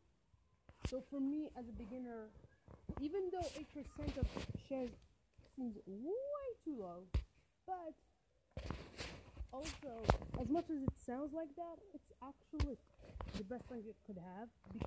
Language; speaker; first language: English; non-native, fluent; Arabic